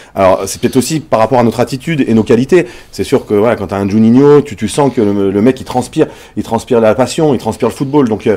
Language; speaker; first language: French; native; French